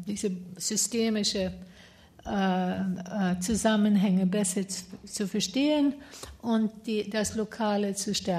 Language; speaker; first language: German; non-native, fluent; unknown